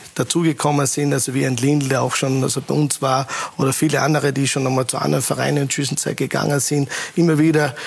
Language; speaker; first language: German; native; German